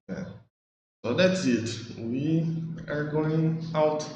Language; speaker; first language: English; non-native, learner; Portuguese